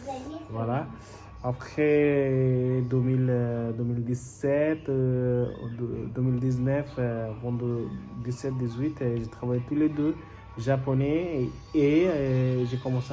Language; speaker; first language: French; non-native, learner; Bangla